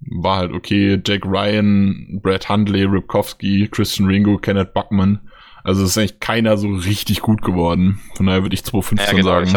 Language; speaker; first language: German; native; German